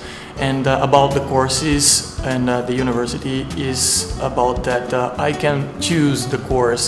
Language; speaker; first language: English; non-native, fluent; Portuguese